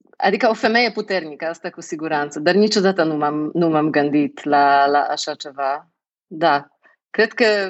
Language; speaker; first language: Romanian; non-native, fluent; Polish